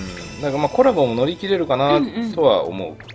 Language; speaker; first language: Japanese; native; Japanese